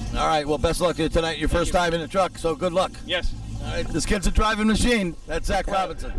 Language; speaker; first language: English; native; English